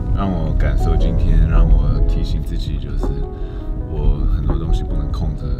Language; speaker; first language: Chinese; early bilingual, heritage; Chinese